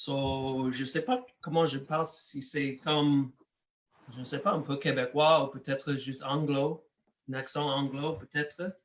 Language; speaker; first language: French; non-native, learner; English